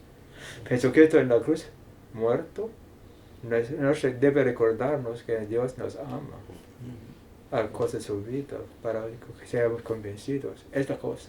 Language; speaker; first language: Spanish; non-native, fluent; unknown